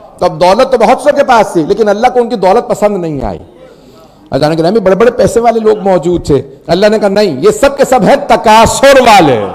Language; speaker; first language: Urdu; native; Urdu